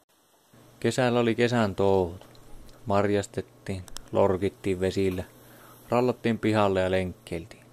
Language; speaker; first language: Finnish; native; Finnish